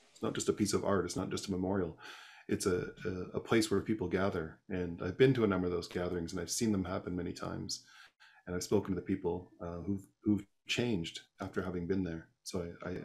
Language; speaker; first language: English; native; English